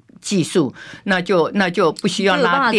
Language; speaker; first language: Chinese; native; Chinese